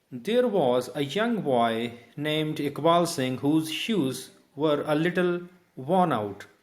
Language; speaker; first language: English; non-native, local second language; Punjabi